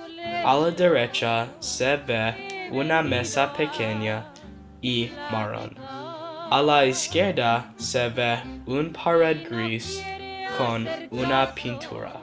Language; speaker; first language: Spanish; non-native, learner; English